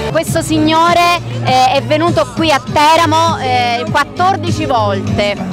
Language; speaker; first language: Italian; native; Italian